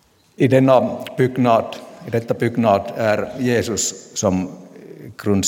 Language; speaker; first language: Swedish; non-native, local second language; Finnish